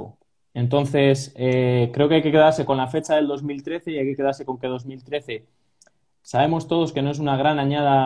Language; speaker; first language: Spanish; native; Spanish